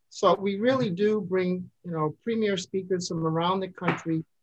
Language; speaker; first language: English; native; English